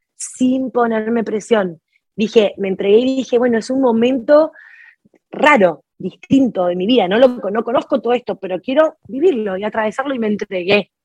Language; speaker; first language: Spanish; native; Spanish